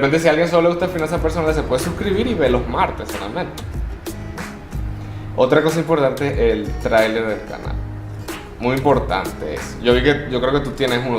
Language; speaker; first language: Spanish; native; Spanish